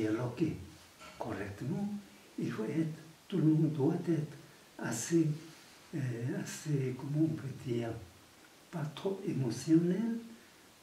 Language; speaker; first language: French; non-native, fluent; Tibetan